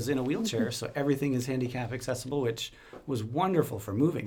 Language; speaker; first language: English; native; English